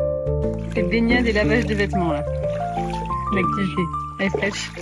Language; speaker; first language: French; native; French